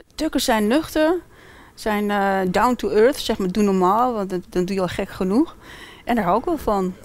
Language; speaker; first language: Dutch; early bilingual, other home language; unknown